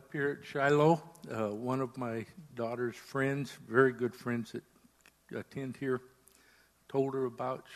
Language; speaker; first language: English; native; English